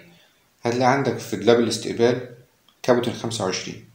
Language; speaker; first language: Arabic; native; Arabic